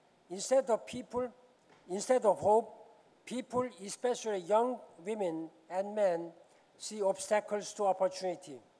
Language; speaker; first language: English; non-native, fluent; Korean